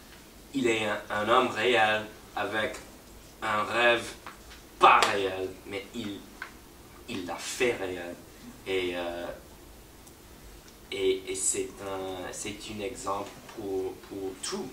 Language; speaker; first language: French; non-native, fluent; English